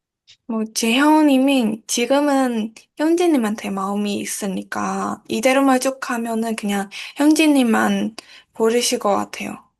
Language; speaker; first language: Korean; non-native, learner; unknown